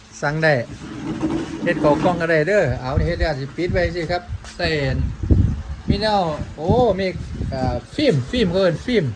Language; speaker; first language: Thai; non-native, local second language; Northeastern Thai